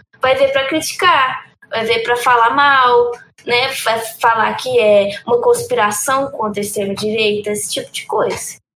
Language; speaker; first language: Portuguese; early bilingual, heritage; Portuguese